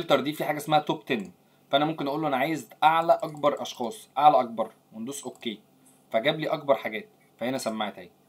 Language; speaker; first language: Arabic; native; Arabic